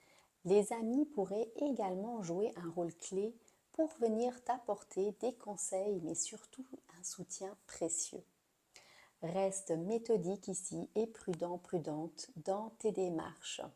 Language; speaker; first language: French; native; French